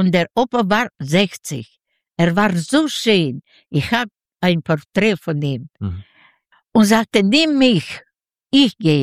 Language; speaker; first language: German; non-native, fluent; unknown